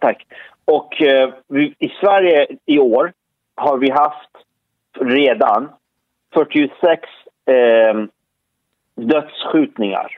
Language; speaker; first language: Swedish; early bilingual, other home language; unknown